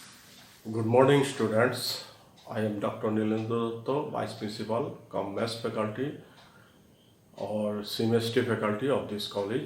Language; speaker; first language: English; non-native, local second language; Bangla